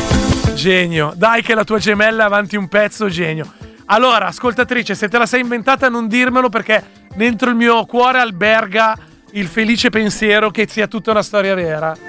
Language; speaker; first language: Italian; native; Italian